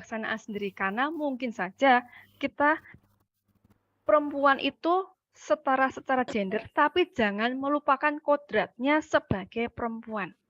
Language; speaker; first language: Malay; native; Malay